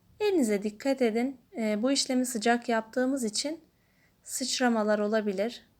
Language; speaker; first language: Turkish; native; Turkish